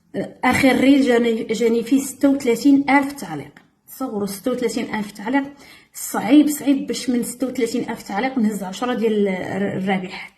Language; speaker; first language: Arabic; native; Arabic